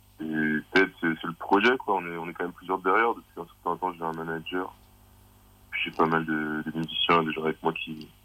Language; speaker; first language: French; native; French